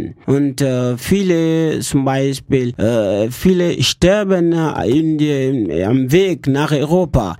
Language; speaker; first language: German; non-native, learner; French